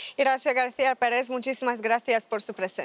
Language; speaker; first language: Spanish; non-native, learner; Romanian